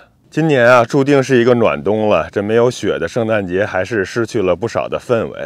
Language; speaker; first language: Chinese; native; Chinese